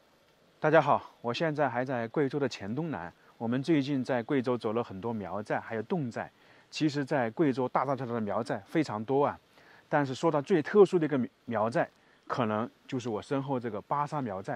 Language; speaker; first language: Chinese; native; Chinese